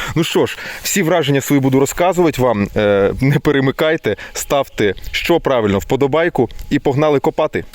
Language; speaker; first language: Ukrainian; non-native, local second language; Russian